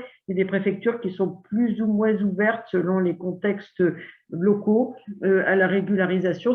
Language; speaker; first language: French; native; French